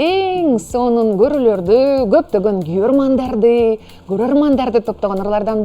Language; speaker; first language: Kyrgyz; native; Kyrgyz